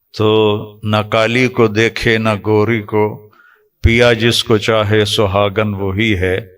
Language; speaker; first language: Urdu; non-native, local second language; Punjabi